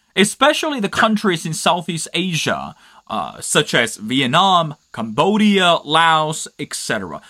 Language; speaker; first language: English; non-native, fluent; Chinese